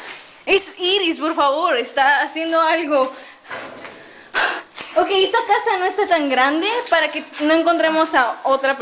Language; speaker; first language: Spanish; native; Spanish